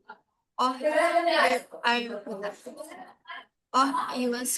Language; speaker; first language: English; non-native, learner; Indonesian